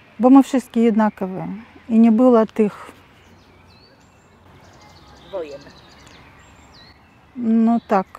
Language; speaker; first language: Polish; non-native, learner; Russian